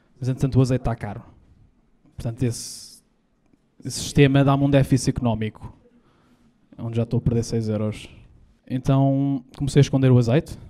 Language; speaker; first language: Portuguese; native; Portuguese